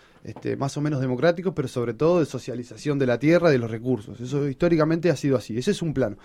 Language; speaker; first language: Spanish; native; Spanish